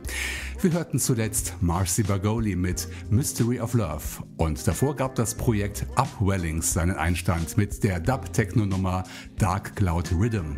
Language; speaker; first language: German; native; German